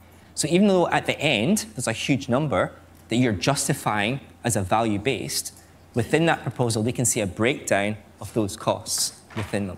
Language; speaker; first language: English; native; English